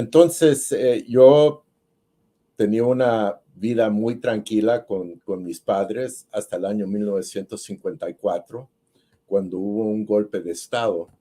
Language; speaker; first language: Spanish; early bilingual, heritage; Spanish